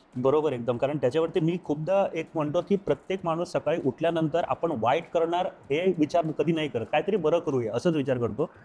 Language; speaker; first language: Marathi; non-native, local second language; Konkani